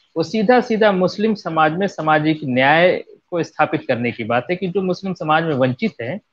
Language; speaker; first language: Hindi; non-native, local second language; Bhojpuri